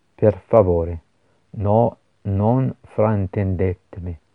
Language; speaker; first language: Italian; non-native, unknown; English